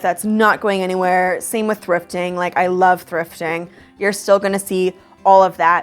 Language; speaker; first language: English; native; English